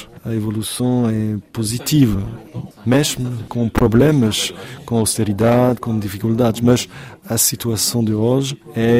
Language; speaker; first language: Portuguese; non-native, fluent; French